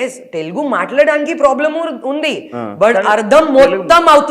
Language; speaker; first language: Telugu; non-native, learner; Hindi